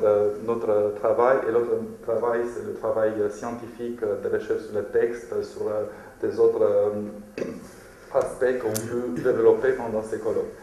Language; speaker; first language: French; non-native, fluent; Romanian